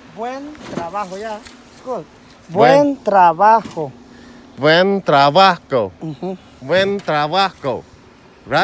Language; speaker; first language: Spanish; non-native, learner; Khmer